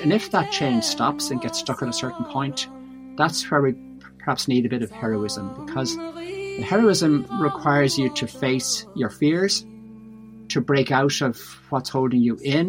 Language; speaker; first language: English; native; English